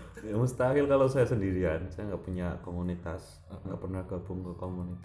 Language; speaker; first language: Indonesian; non-native, local second language; Javanese